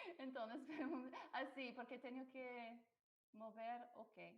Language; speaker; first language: Spanish; non-native, fluent; English